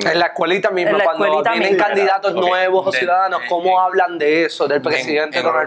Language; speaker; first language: Spanish; native; Spanish